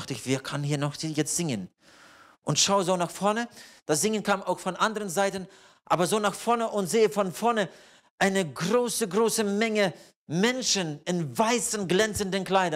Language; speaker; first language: German; non-native, fluent; Russian